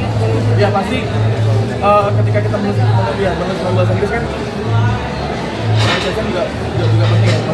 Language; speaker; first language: Indonesian; native; Indonesian